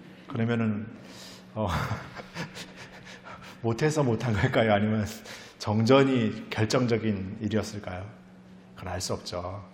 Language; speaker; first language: Korean; native; Korean